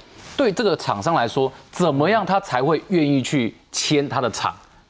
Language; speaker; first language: Chinese; native; Chinese